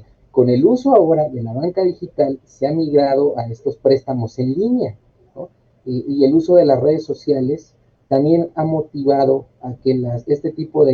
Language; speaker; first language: Spanish; native; Spanish